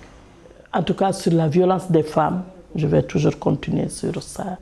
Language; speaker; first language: French; non-native, local second language; Fula